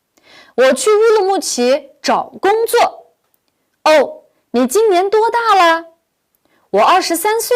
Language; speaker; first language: Chinese; non-native, local second language; Uyghur